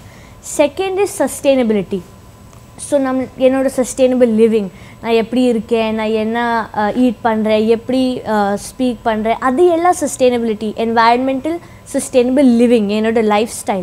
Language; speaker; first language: Tamil; non-native, local second language; Hindi